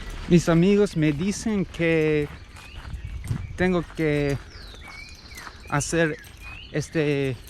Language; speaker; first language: Spanish; non-native, learner; English